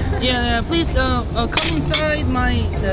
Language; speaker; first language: English; non-native, learner; Korean